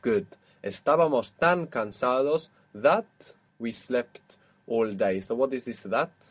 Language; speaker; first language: English; native; English